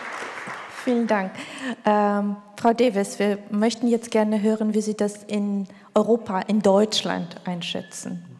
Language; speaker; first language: German; non-native, fluent; Georgian